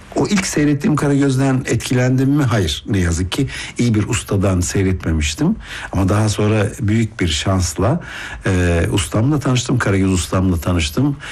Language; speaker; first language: Turkish; native; Turkish